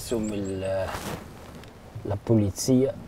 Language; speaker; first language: Italian; non-native, local second language; German